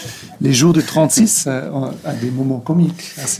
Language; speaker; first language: French; non-native, local second language; German